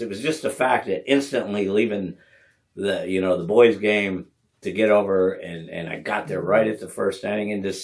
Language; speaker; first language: English; native; English